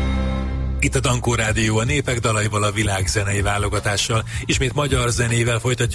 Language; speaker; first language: Hungarian; native; Hungarian